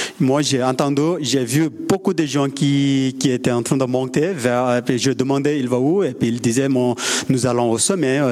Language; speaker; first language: French; non-native, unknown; Sherpa